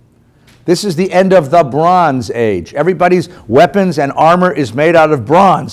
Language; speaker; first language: English; native; English